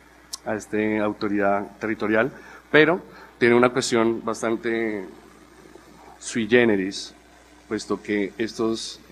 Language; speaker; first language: Spanish; native; Spanish